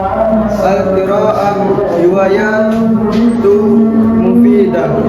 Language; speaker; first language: Arabic; non-native, learner; Indonesian